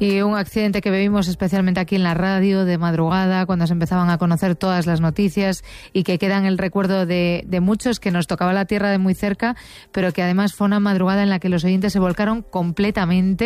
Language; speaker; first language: Spanish; native; Spanish